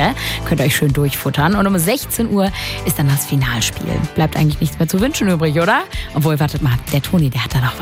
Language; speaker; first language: German; native; German